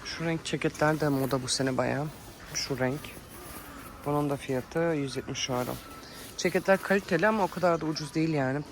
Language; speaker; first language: Turkish; early bilingual, heritage; Turkish